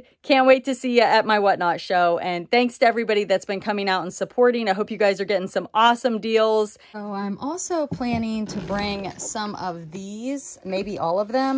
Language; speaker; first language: English; native; English